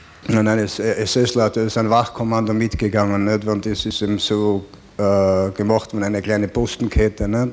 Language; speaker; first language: German; native; German